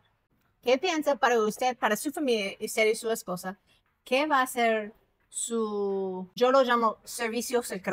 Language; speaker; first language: Spanish; non-native, fluent; English